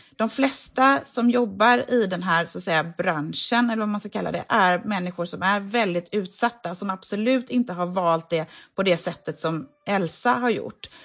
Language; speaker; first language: Swedish; native; Swedish